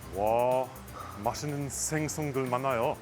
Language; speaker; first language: Korean; non-native, learner; English